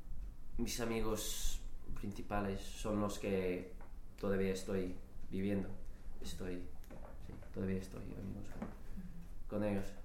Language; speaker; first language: Spanish; non-native, learner; English